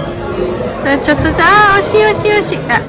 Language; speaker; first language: Japanese; non-native, learner; Georgian